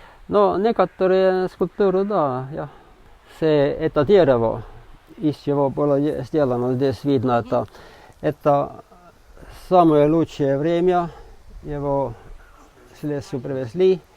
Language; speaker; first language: Russian; non-native, learner; Estonian